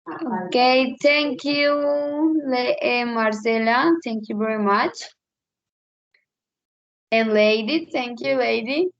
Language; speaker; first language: English; non-native, fluent; Spanish